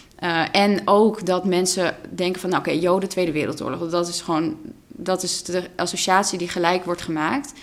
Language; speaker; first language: Dutch; non-native, local second language; Russian